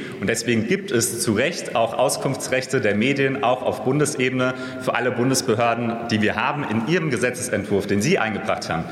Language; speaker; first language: German; native; German